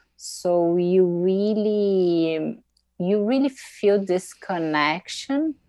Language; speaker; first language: English; non-native, fluent; Portuguese